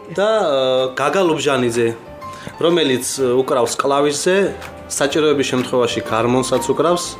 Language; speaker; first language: Georgian; native; Georgian